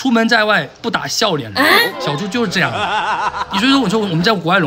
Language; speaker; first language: Chinese; native; Chinese